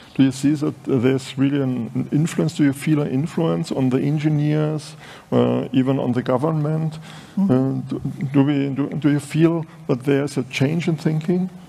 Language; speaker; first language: English; non-native, fluent; German